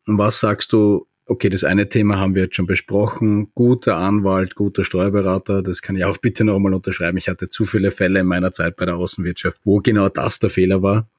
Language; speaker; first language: German; native; German